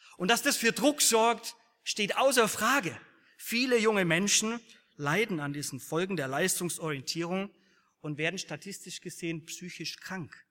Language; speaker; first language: German; native; German